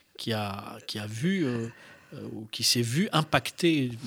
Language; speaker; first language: French; non-native, local second language; Arabic